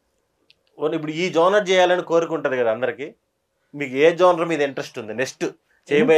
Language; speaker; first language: Telugu; native; Telugu